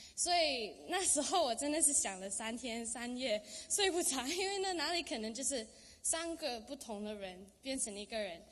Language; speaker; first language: Chinese; early bilingual, heritage; Chinese